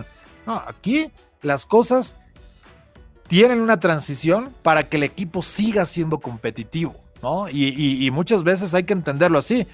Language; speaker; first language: Spanish; native; Spanish